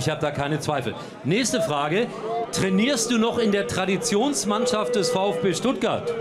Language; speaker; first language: German; native; German